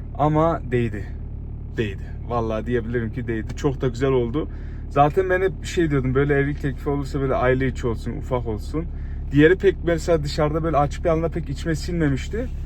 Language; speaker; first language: Turkish; early bilingual, heritage; Turkish